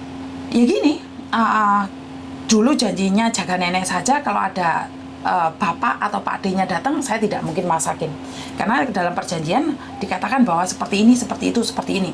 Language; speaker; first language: Indonesian; non-native, local second language; Javanese